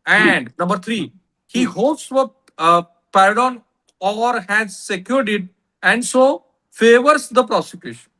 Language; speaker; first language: English; non-native, local second language; Marathi